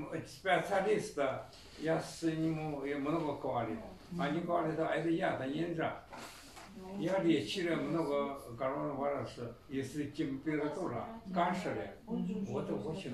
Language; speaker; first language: Russian; non-native, learner; Chinese